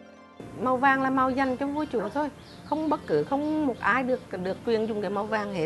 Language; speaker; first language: Vietnamese; native; Vietnamese